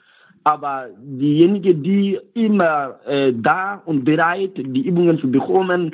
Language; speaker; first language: German; non-native, learner; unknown